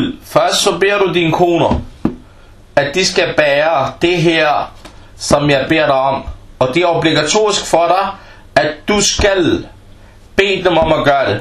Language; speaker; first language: Danish; non-native, fluent; Arabic